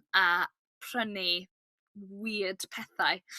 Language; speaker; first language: Welsh; non-native, learner; English